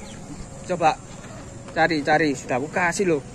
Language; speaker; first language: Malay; non-native, local second language; Javanese